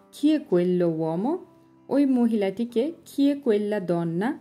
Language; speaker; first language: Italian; non-native, learner; Bangla